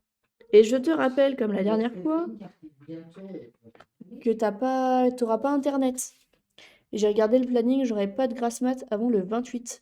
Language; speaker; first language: French; native; French